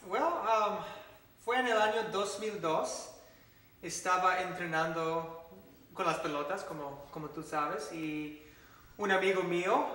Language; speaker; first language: Spanish; non-native, fluent; English